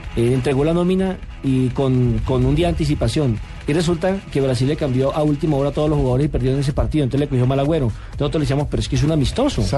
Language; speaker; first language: Spanish; native; Spanish